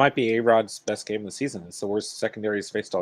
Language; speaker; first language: English; native; English